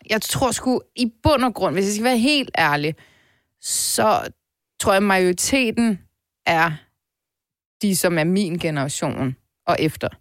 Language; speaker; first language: Danish; early bilingual, other home language; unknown